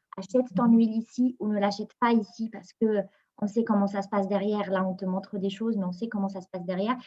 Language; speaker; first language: French; non-native, local second language; Arabic